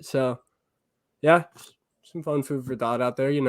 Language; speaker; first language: English; native; English